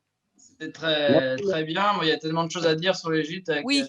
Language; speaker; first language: French; native; French